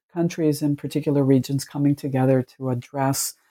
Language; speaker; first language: English; early bilingual, other home language; Spanish